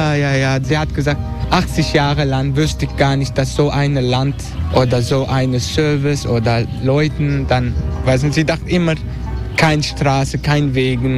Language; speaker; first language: German; non-native, learner; Turkish